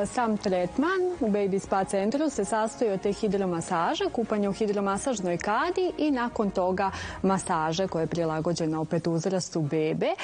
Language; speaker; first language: Serbian; native; Serbian